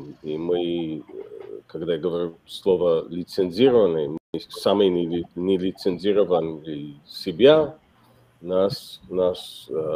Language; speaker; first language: Russian; non-native, fluent; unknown